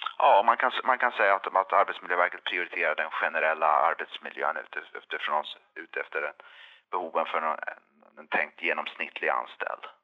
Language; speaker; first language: Swedish; native; Swedish